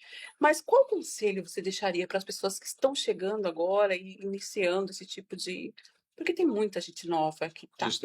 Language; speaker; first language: Portuguese; native; Portuguese